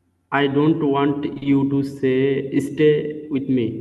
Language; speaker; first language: English; non-native, learner; Bangla